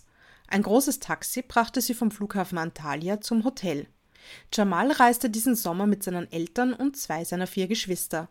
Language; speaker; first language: German; native; German